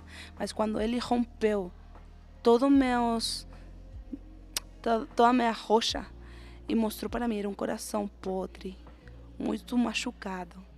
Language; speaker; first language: Portuguese; non-native, fluent; Spanish